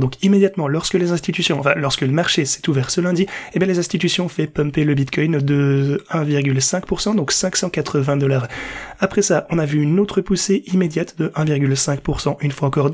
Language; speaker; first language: French; native; French